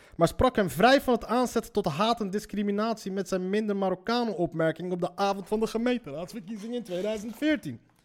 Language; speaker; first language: Dutch; early bilingual, other home language; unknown